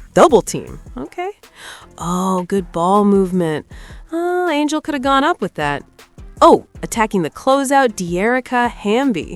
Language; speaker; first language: English; native; English